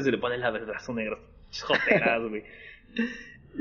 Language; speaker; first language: Spanish; native; Spanish